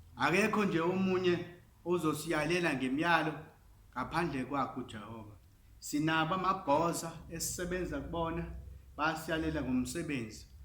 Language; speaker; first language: Zulu; non-native, local second language; English